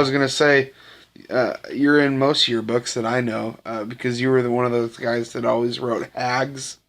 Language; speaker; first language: English; native; English